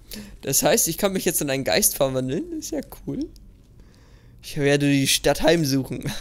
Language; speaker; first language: German; native; German